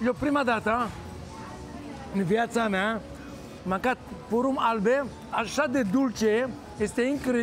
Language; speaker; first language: Romanian; non-native, fluent; Hebrew